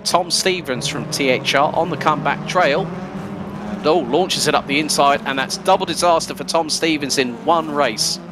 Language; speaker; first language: English; native; English